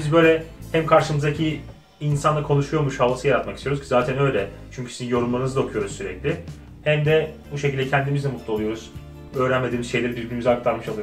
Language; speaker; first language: Turkish; native; Turkish